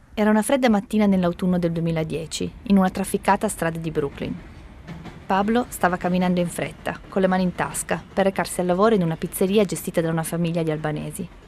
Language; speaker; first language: Italian; native; Italian